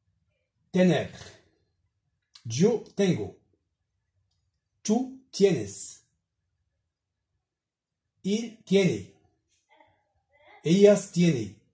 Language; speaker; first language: Spanish; non-native, learner; Arabic